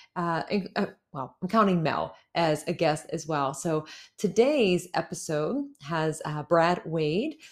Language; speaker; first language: English; native; English